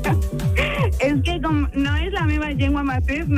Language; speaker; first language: Catalan; non-native, local second language; Spanish